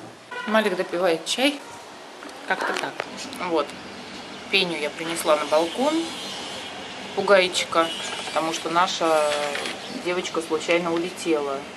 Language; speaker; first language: Russian; native; Russian